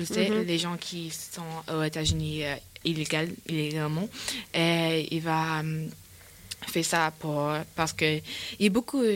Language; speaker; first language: French; non-native, learner; English